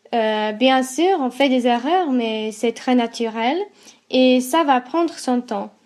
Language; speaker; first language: French; non-native, fluent; English